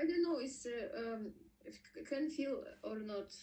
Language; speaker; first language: English; non-native, learner; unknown